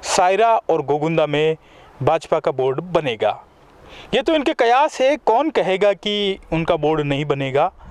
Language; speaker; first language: Hindi; native; Hindi